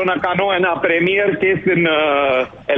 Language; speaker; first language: Greek; non-native, fluent; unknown